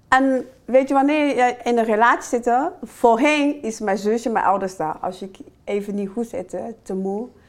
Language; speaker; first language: Dutch; non-native, fluent; Chinese